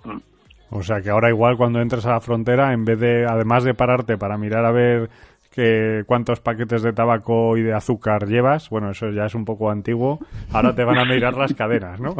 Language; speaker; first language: Spanish; native; Spanish